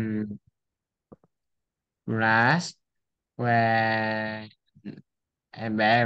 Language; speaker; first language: English; non-native, learner; Vietnamese